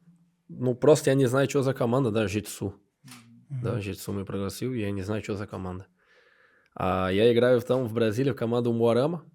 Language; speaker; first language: Russian; non-native, learner; Portuguese